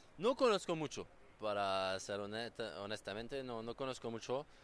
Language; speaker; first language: Spanish; non-native, learner; French